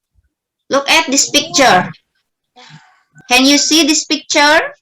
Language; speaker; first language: English; non-native, learner; Indonesian